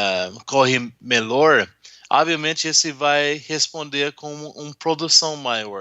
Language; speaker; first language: Portuguese; non-native, fluent; English